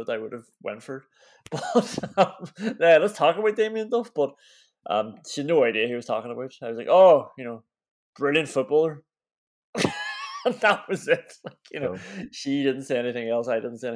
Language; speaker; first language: English; native; English